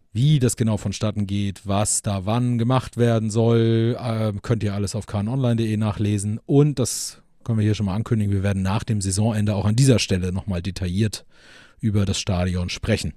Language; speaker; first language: German; native; German